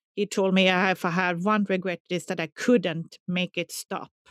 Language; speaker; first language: English; non-native, fluent; Swedish